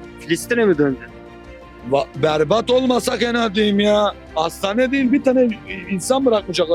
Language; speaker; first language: Turkish; native; Turkish